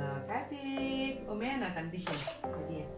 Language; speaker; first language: German; non-native, fluent; Indonesian